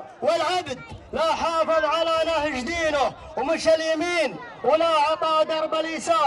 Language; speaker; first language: Arabic; native; Arabic